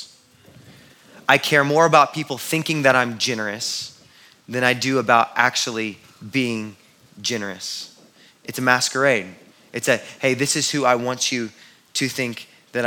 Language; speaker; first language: English; native; English